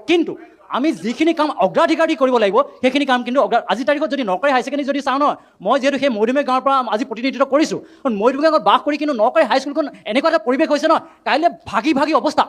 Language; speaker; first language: Assamese; native; Assamese